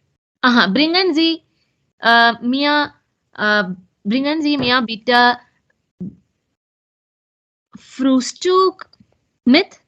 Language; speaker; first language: German; non-native, learner; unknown